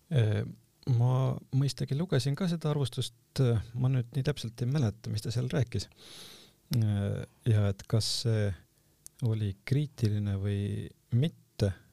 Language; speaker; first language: Estonian; native; Estonian